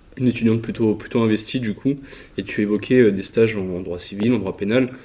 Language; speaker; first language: French; native; French